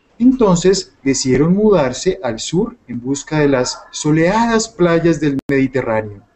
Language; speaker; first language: Spanish; native; Spanish